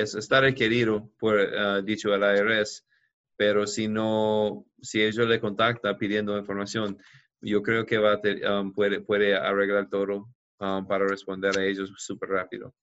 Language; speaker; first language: Spanish; non-native, fluent; English